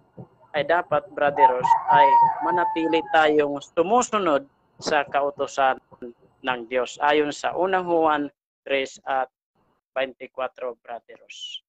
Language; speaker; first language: Filipino; native; Filipino